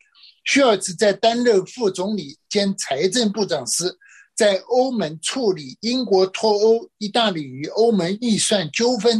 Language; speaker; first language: Chinese; native; Chinese